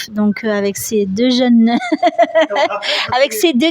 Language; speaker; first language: French; native; French